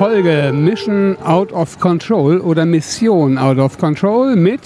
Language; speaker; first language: German; native; German